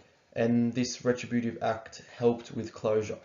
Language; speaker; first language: English; native; English